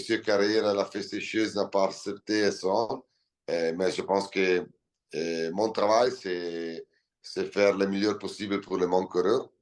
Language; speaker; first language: French; non-native, learner; Italian